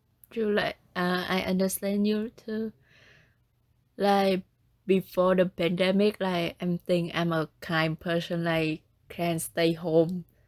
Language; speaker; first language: English; non-native, learner; Vietnamese